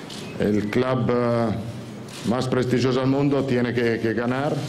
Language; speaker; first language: Spanish; non-native, learner; Italian